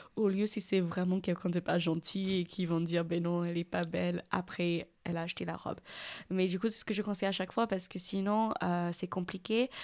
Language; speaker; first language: French; non-native, fluent; English